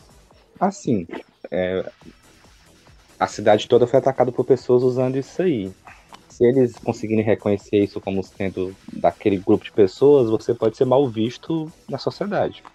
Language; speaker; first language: Portuguese; native; Portuguese